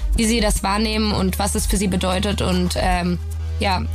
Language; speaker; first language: German; native; German